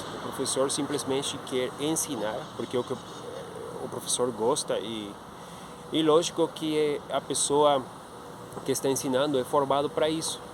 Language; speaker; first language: Portuguese; non-native, fluent; Spanish